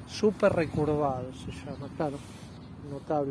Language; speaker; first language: Spanish; native; Spanish